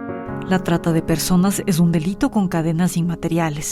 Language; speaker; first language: Spanish; native; Spanish